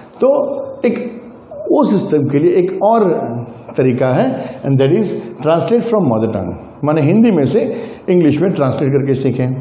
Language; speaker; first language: Hindi; non-native, local second language; Gujarati